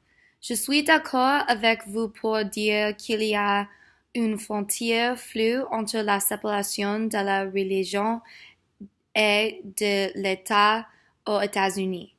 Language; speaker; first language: French; non-native, learner; English